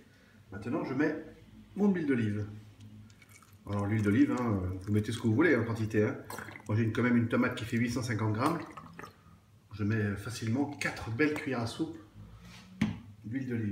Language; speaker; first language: French; native; French